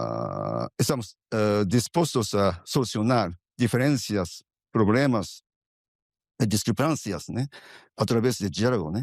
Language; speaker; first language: Portuguese; non-native, fluent; Japanese